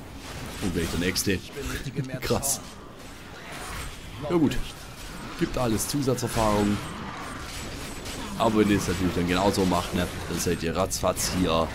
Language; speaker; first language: German; native; German